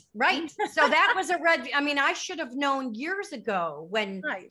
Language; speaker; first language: English; native; English